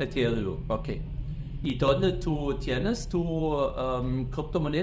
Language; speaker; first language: Spanish; non-native, learner; German